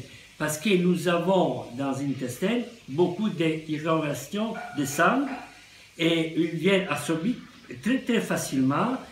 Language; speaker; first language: French; non-native, fluent; Italian